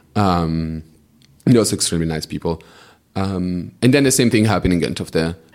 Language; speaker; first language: English; non-native, fluent; Italian